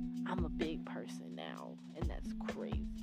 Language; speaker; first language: English; native; English